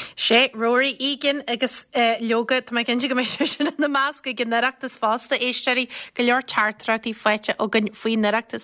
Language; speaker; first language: Irish; native; Irish